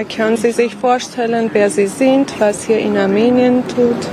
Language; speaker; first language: German; non-native, fluent; Armenian